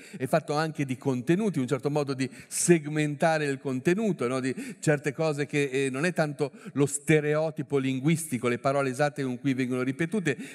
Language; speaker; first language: Italian; native; Italian